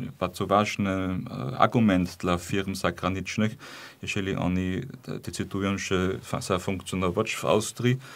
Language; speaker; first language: Polish; non-native, fluent; German